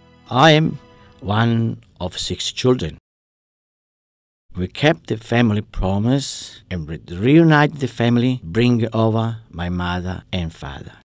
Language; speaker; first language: English; non-native, fluent; Italian